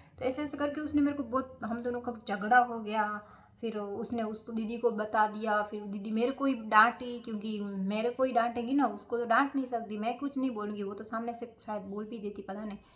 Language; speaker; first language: Hindi; non-native, local second language; Gujarati